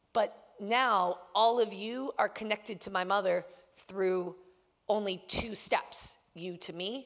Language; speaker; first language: English; native; English